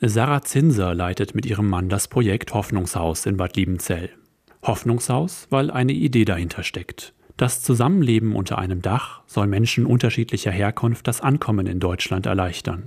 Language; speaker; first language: German; native; German